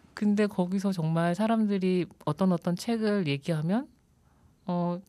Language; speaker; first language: Korean; native; Korean